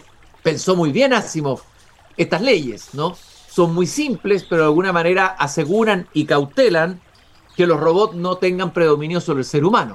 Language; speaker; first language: Spanish; native; Spanish